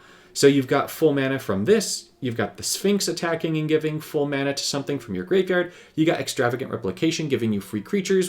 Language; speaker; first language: English; native; English